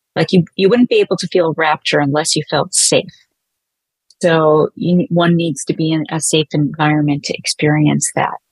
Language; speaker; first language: English; native; English